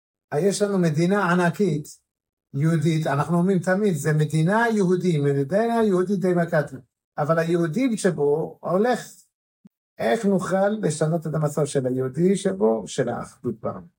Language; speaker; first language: Hebrew; non-native, fluent; English